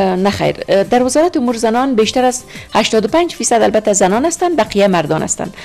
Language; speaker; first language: Persian; non-native, local second language; Uzbek